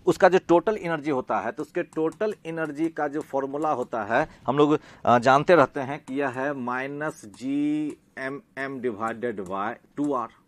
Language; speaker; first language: Hindi; native; Hindi